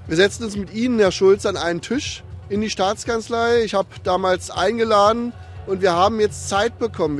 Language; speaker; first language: German; native; German